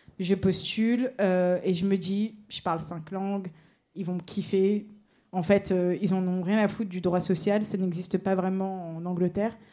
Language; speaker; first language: French; native; French